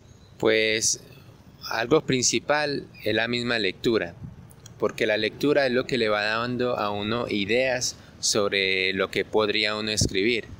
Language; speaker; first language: Spanish; native; Spanish